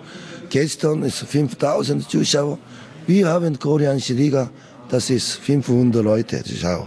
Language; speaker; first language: German; non-native, learner; Korean